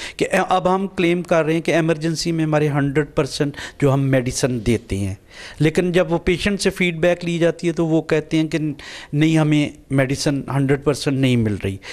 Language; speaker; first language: Urdu; non-native, local second language; Punjabi